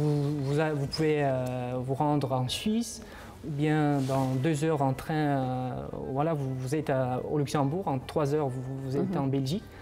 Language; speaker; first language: French; non-native, fluent; Uzbek